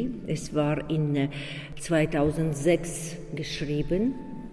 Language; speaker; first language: German; non-native, learner; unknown